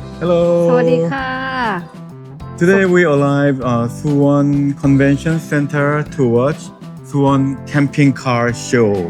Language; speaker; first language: English; non-native, learner; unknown